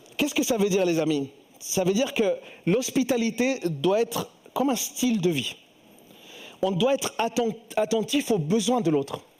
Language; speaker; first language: French; early bilingual, other home language; Spanish